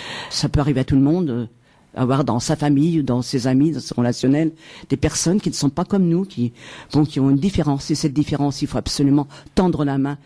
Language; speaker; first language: French; native; French